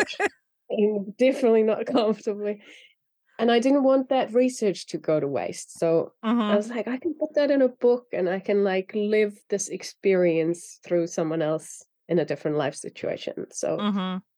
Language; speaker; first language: English; non-native, fluent; Finnish